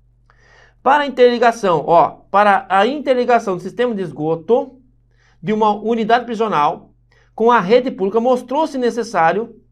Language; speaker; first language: Portuguese; native; Portuguese